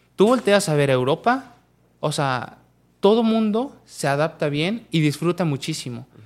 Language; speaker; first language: Spanish; native; Spanish